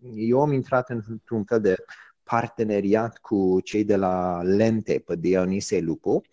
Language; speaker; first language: Romanian; early bilingual, heritage; Romanian